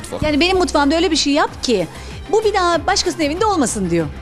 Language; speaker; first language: Turkish; native; Turkish